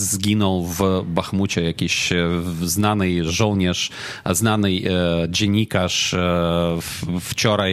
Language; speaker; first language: Polish; non-native, fluent; Ukrainian